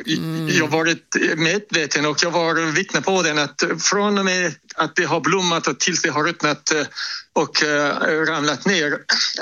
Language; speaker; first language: Swedish; non-native, fluent; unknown